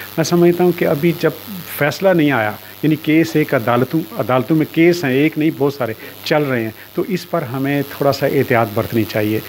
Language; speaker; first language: Urdu; non-native, local second language; Punjabi